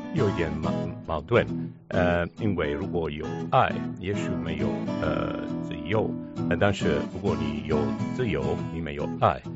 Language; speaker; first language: Chinese; non-native, learner; Italian